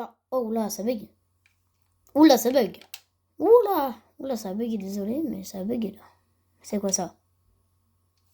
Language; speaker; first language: French; native; French